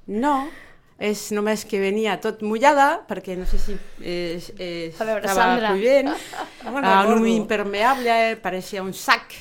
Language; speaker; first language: Catalan; non-native, fluent; Spanish